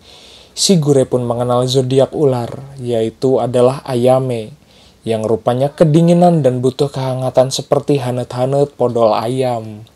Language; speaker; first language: Indonesian; native; Indonesian